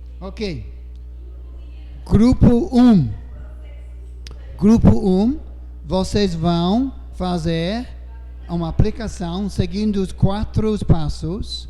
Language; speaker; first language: Portuguese; non-native, fluent; English